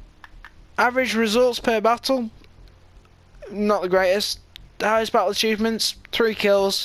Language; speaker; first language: English; native; English